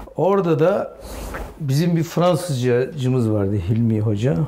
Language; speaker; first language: Turkish; non-native, local second language; Zaza